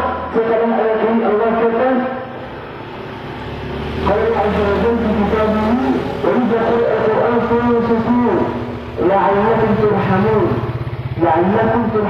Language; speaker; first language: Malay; non-native, learner; Arabic